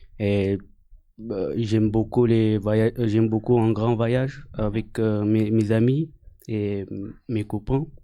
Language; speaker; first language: French; non-native, learner; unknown